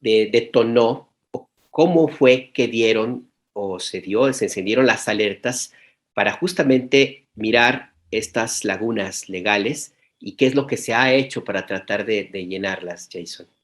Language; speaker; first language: Spanish; native; Spanish